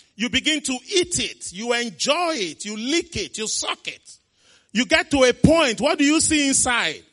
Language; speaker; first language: English; non-native, local second language; Igbo